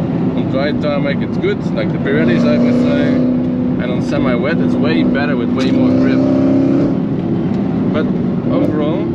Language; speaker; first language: English; non-native, fluent; Dutch